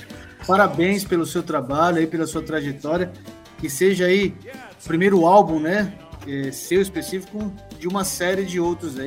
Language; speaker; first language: Portuguese; native; Portuguese